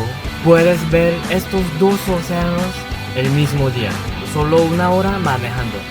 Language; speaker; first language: Spanish; non-native, learner; Korean